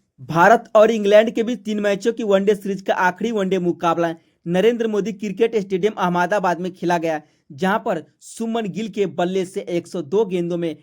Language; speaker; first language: Hindi; native; Hindi